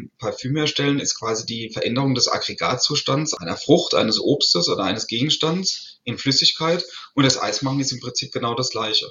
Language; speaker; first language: German; native; German